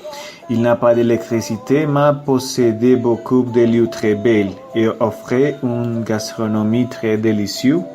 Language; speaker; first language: French; non-native, learner; Spanish